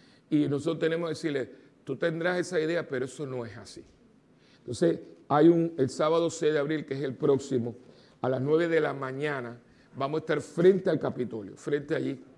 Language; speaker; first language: Spanish; native; Spanish